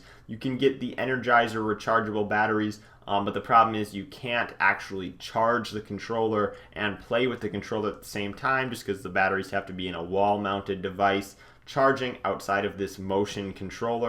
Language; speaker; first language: English; native; English